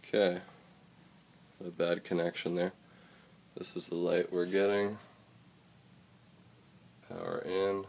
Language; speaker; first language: English; native; English